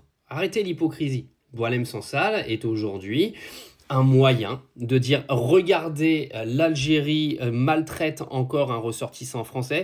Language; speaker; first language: French; native; French